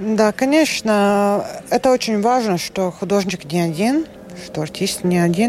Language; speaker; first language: Russian; non-native, local second language; Latvian